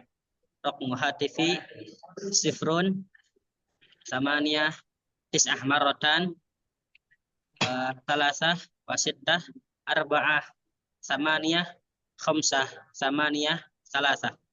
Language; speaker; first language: Arabic; non-native, learner; Indonesian